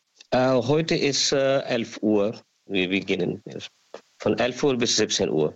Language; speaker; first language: German; non-native, learner; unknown